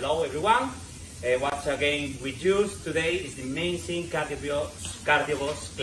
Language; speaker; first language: English; non-native, learner; Spanish